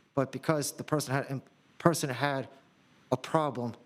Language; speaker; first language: English; non-native, fluent; Russian